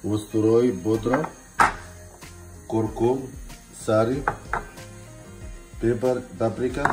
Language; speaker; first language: Romanian; non-native, learner; Arabic